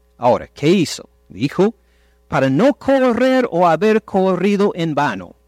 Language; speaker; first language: Spanish; non-native, fluent; English